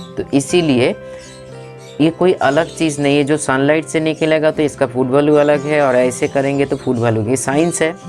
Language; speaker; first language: Hindi; non-native, local second language; Bangla